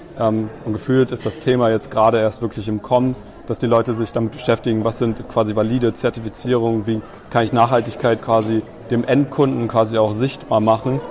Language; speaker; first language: German; native; German